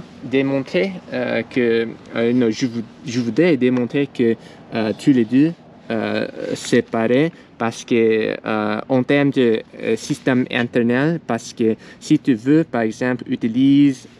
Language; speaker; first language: French; non-native, learner; English